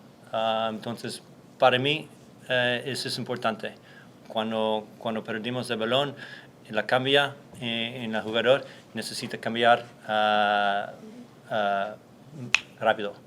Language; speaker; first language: Spanish; non-native, learner; English